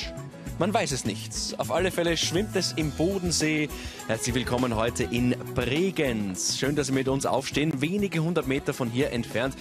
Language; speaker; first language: German; native; German